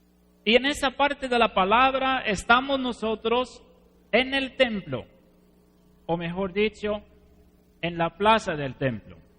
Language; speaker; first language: Spanish; non-native, fluent; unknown